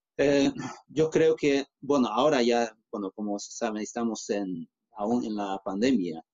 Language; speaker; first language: Spanish; non-native, fluent; Chinese